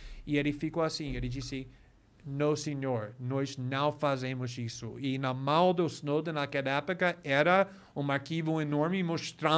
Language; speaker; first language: Portuguese; non-native, fluent; English